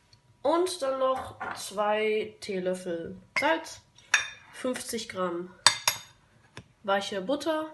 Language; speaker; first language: German; native; German